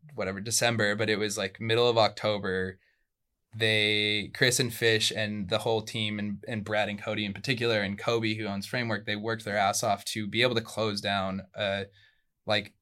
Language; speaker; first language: English; early bilingual, other home language; Spanish